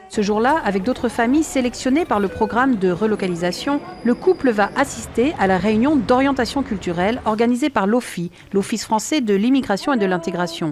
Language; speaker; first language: French; native; French